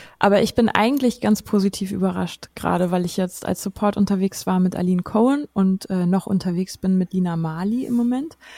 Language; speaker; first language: German; native; German